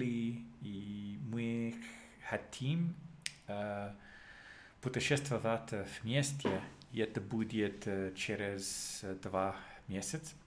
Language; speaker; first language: Russian; non-native, learner; English